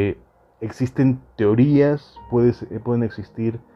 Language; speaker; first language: Spanish; native; Spanish